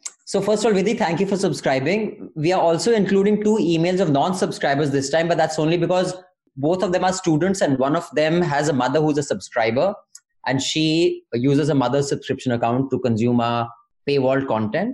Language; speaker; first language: English; non-native, local second language; Hindi